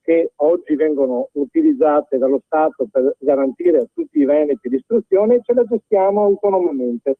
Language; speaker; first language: Italian; native; Italian